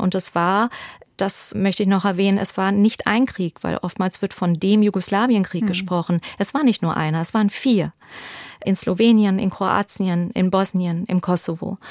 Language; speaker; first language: German; early bilingual, other home language; Albanian